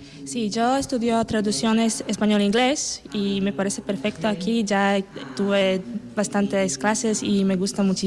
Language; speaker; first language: Spanish; non-native, fluent; Polish